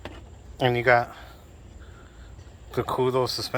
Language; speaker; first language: English; native; English